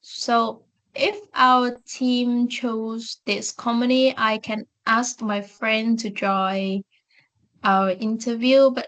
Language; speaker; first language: English; non-native, learner; Vietnamese